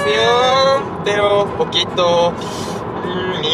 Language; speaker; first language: Spanish; non-native, learner; Japanese